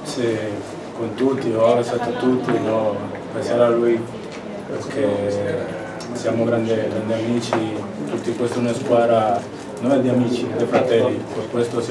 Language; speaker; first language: Italian; non-native, learner; Spanish